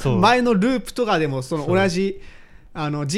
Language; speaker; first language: Japanese; native; Japanese